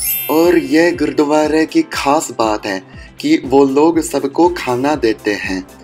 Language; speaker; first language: Hindi; non-native, fluent; Japanese